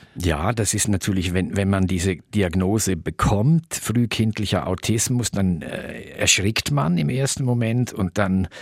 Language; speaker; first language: German; native; German